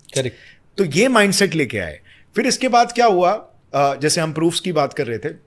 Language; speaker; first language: Hindi; native; Hindi